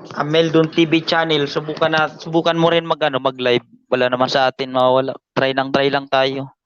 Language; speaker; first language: Filipino; non-native, local second language; Waray